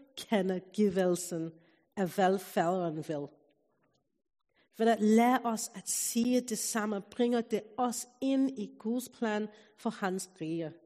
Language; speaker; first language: Danish; non-native, fluent; English